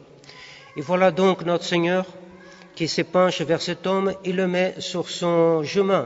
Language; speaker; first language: French; non-native, fluent; Portuguese